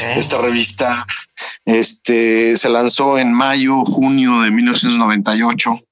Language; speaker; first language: Spanish; native; Spanish